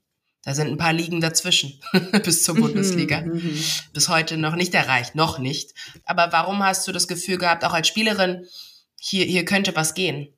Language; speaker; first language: German; native; German